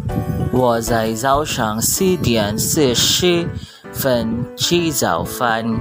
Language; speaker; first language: Chinese; non-native, learner; Filipino